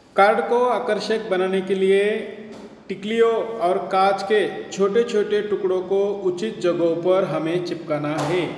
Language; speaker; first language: Hindi; non-native, local second language; Marathi